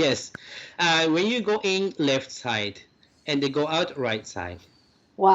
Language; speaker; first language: English; non-native, fluent; Japanese